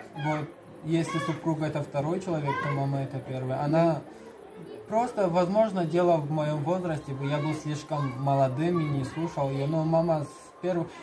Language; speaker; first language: Russian; non-native, local second language; Karachay-Balkar